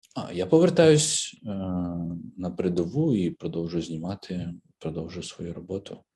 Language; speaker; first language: Ukrainian; native; Ukrainian